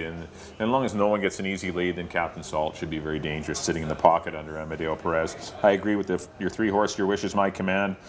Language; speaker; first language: English; native; English